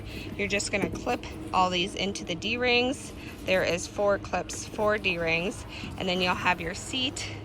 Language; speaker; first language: English; native; English